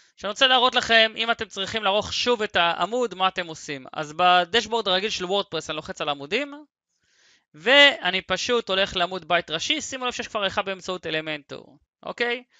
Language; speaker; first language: Hebrew; native; Hebrew